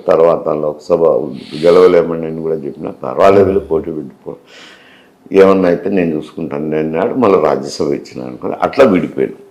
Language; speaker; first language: Telugu; native; Telugu